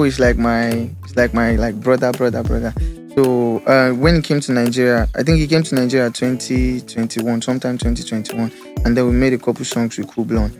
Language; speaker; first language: English; non-native, local second language; Yoruba